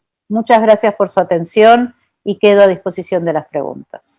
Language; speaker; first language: Spanish; native; Spanish